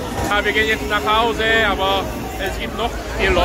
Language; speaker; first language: German; non-native, learner; Korean